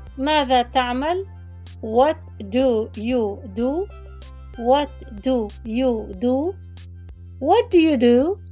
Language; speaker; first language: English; non-native, fluent; Arabic